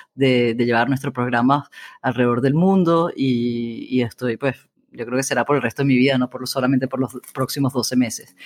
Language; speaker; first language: Spanish; native; Spanish